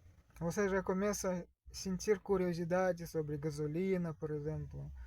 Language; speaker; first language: Portuguese; non-native, learner; Russian